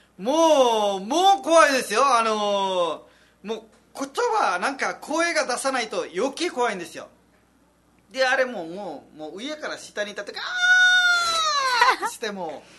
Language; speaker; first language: Japanese; non-native, fluent; Nepali